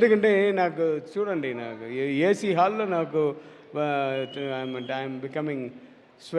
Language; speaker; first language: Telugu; non-native, learner; Tamil